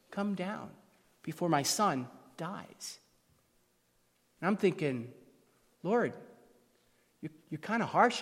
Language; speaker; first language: English; native; English